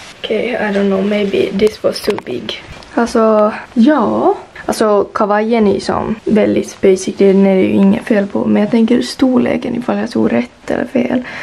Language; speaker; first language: Swedish; native; Swedish